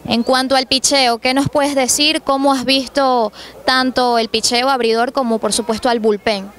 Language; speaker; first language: Spanish; native; Spanish